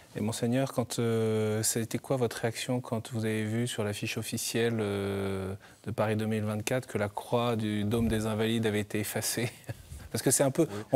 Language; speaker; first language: French; native; French